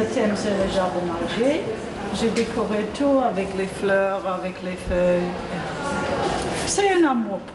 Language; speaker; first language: French; non-native, learner; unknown